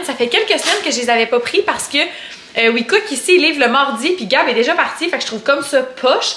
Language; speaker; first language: French; native; French